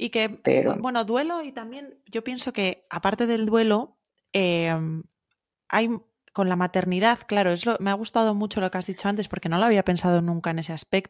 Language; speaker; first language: Spanish; native; Spanish